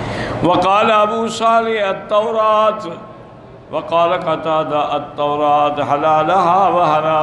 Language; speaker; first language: Arabic; non-native, fluent; Urdu